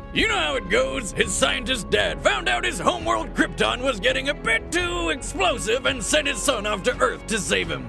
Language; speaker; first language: English; native; English